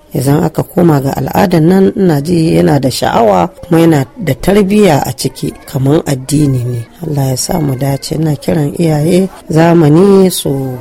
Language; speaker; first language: Hausa; non-native, local second language; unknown